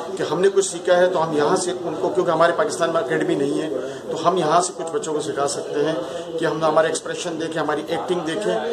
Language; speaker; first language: Urdu; non-native, local second language; Pashto